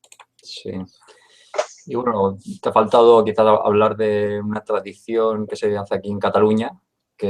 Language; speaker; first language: Spanish; native; Spanish